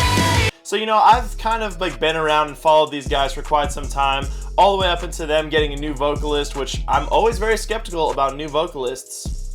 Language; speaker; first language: English; native; English